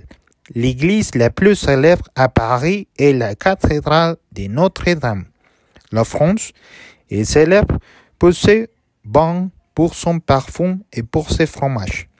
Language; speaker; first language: French; non-native, learner; Spanish